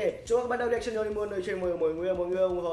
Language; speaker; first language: Vietnamese; non-native, learner; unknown